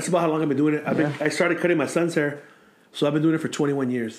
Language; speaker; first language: English; native; English